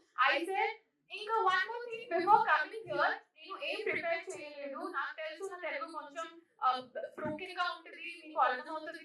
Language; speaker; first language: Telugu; non-native, learner; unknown